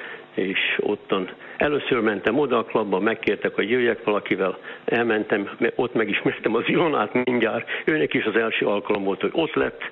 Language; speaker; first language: Hungarian; early bilingual, heritage; Hungarian